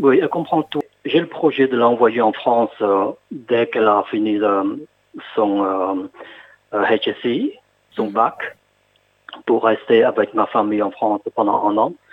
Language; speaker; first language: French; non-native, fluent; Khmer